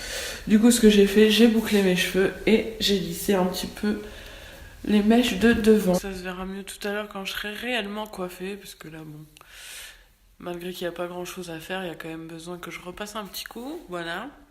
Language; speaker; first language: French; native; French